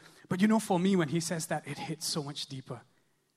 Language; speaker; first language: English; non-native, local second language; Khasi